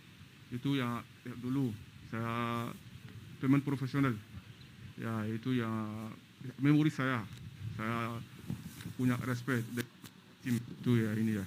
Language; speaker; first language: Indonesian; non-native, learner; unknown